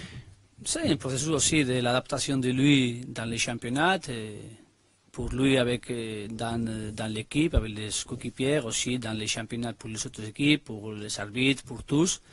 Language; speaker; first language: French; non-native, learner; Spanish